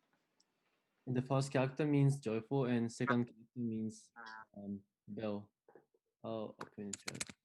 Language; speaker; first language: English; non-native, fluent; Japanese